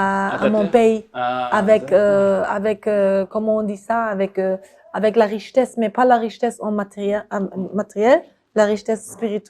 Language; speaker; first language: French; non-native, fluent; German